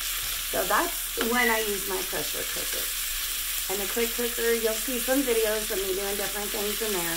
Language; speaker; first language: English; native; English